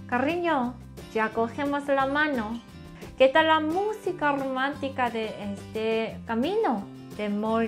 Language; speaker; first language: Spanish; non-native, learner; Korean